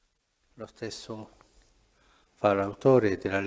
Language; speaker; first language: Italian; non-native, fluent; Spanish